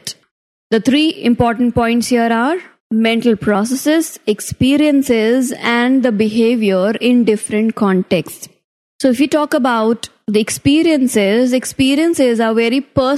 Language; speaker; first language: English; non-native, local second language; Hindi